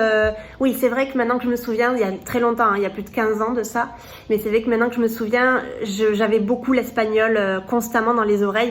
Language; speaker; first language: French; native; French